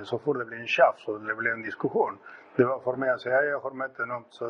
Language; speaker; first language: Swedish; non-native, fluent; Spanish